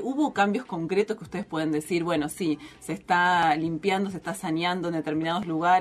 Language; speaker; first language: Spanish; native; Spanish